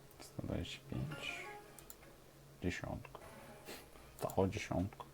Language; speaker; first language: Polish; non-native, fluent; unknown